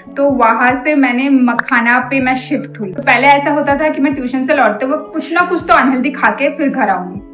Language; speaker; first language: Hindi; non-native, local second language; Bangla